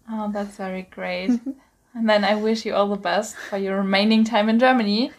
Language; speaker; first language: English; non-native, fluent; German